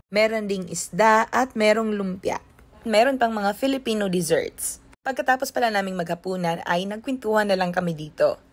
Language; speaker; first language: Filipino; non-native, local second language; Cebuano